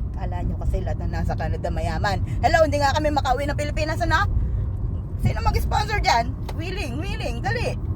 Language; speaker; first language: Filipino; native; Filipino